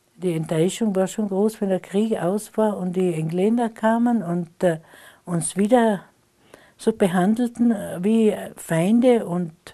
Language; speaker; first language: German; non-native, local second language; Slovenian